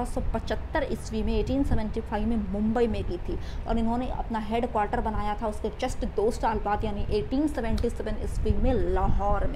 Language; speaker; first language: Hindi; native; Hindi